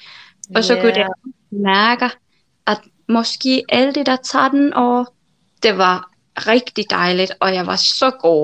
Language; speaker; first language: Danish; non-native, fluent; Finnish